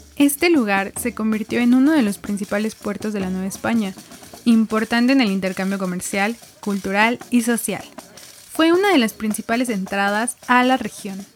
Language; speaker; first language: Spanish; native; Spanish